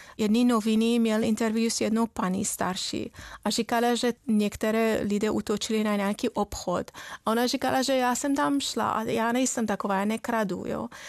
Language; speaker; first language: Czech; non-native, fluent; Persian